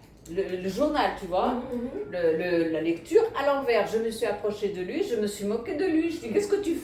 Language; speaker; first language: French; early bilingual, other home language; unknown